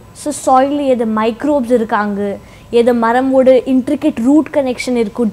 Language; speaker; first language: Tamil; non-native, local second language; Hindi